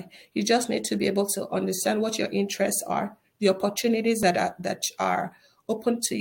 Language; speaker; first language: English; non-native, local second language; Yoruba